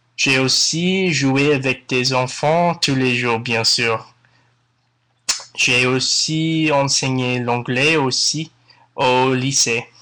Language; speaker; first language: French; non-native, learner; English